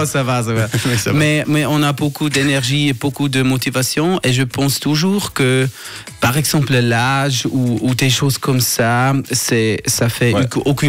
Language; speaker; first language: French; non-native, local second language; German